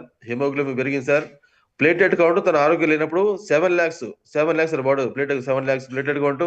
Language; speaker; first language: Telugu; native; Telugu